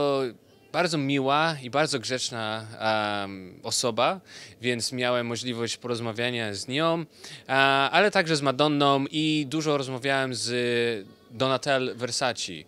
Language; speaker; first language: Polish; early bilingual, heritage; Polish